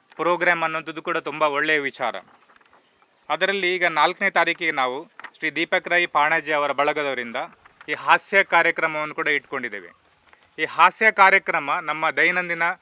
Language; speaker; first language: Kannada; native; Kannada